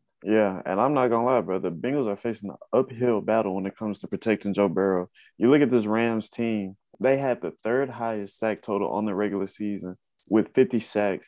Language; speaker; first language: English; native; English